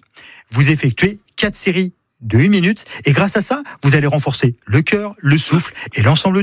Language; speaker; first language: French; native; French